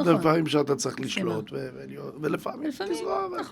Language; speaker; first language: Hebrew; native; Hebrew